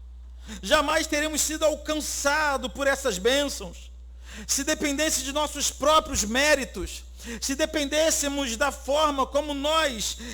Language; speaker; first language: Portuguese; native; Portuguese